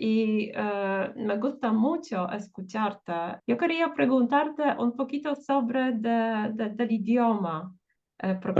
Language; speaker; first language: Spanish; non-native, fluent; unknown